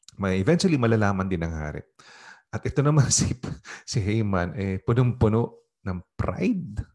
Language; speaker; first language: Filipino; non-native, local second language; Pampanga